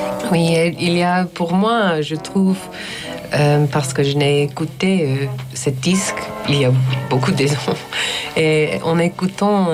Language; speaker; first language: French; non-native, learner; English